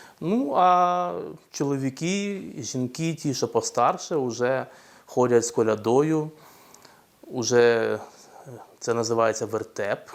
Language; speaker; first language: Ukrainian; native; Ukrainian